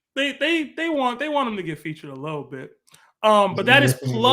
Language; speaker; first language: English; native; English